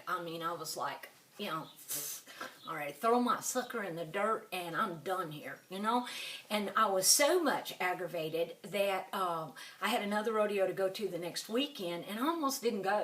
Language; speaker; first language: English; native; English